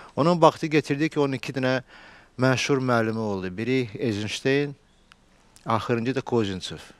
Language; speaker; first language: Azerbaijani; native; Azerbaijani